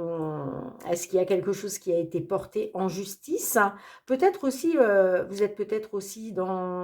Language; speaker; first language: French; native; French